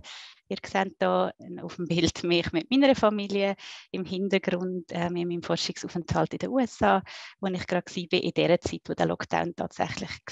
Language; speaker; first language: German; native; German